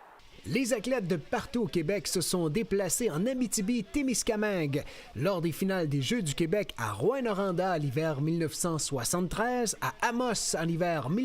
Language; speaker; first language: French; native; French